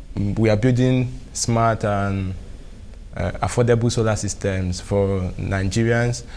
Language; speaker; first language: English; non-native, local second language; Igbo